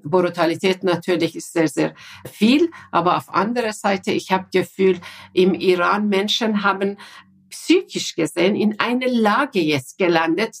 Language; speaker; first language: German; non-native, fluent; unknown